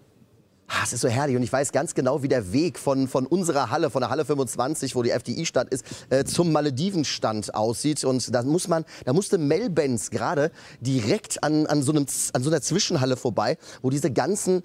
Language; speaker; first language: German; native; German